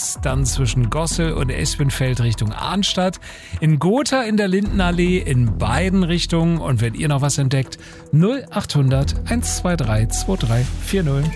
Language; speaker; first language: German; native; German